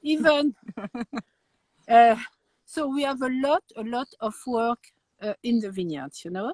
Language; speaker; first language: English; non-native, learner; French